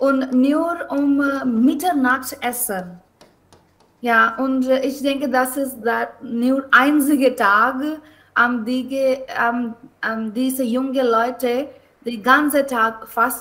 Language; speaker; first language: German; non-native, learner; Hindi